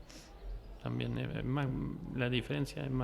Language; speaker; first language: Spanish; non-native, fluent; Norwegian